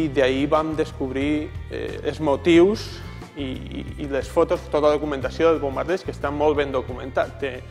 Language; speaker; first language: Spanish; native; Spanish